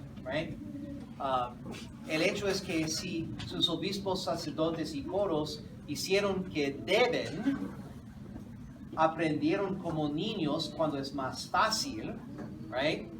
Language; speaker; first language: Spanish; non-native, fluent; English